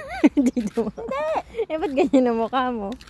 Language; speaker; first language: Filipino; native; Filipino